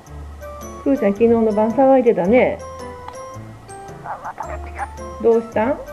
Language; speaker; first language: Japanese; native; Japanese